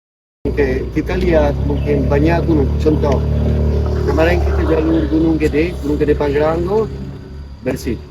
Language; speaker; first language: Indonesian; non-native, fluent; Italian